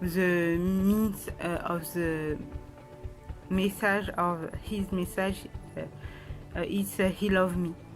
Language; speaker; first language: English; non-native, learner; French